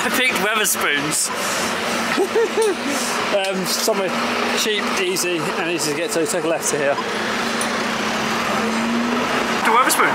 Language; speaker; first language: English; native; English